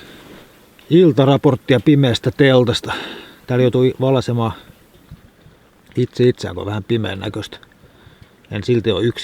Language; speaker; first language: Finnish; native; Finnish